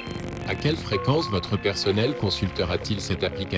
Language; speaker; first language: French; native; French